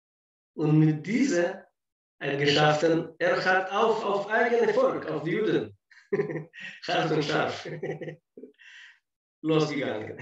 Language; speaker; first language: German; non-native, fluent; Russian